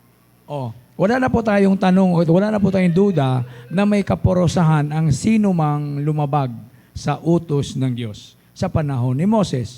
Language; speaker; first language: Filipino; native; Filipino